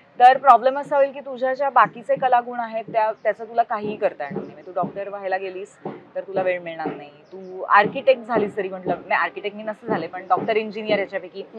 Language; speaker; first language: Marathi; native; Marathi